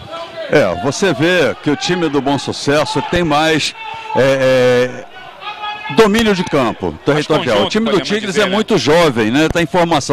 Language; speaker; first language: Portuguese; native; Portuguese